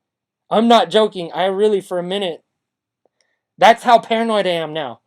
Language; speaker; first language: English; native; English